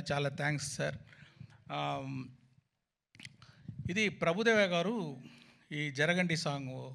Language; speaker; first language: Telugu; non-native, fluent; Tamil